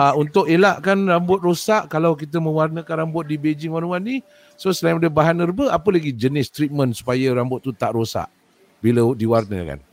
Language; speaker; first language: Malay; native; Malay